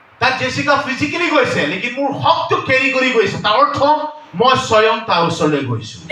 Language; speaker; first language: Assamese; non-native, local second language; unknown